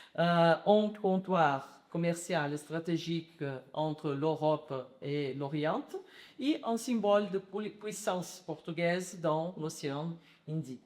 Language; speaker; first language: French; non-native, learner; Portuguese